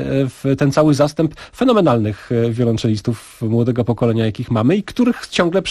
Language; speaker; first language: Polish; native; Polish